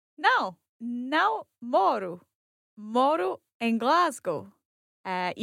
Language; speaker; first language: Portuguese; non-native, learner; English